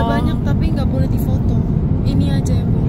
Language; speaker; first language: Indonesian; native; Indonesian